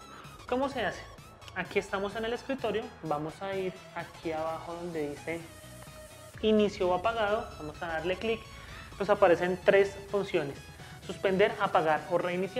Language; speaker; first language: Spanish; native; Spanish